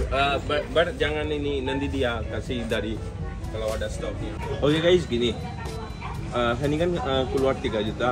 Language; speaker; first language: Indonesian; non-native, learner; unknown